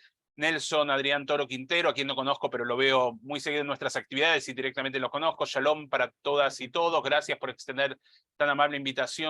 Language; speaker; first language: Spanish; native; Spanish